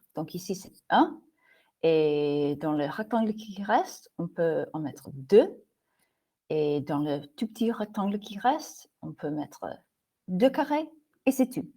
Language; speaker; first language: French; non-native, fluent; English